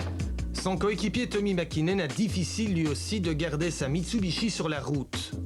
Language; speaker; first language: French; native; French